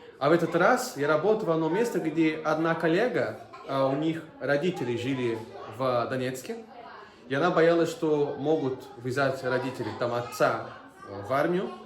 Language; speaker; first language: Russian; non-native, fluent; Portuguese